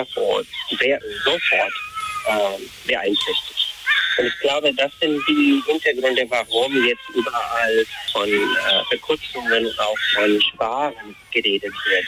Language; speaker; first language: German; non-native, fluent; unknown